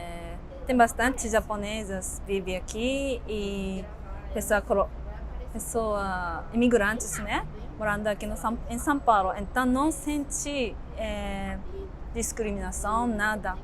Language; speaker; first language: Portuguese; non-native, learner; Japanese